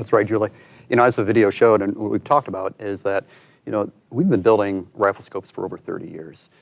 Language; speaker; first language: English; native; English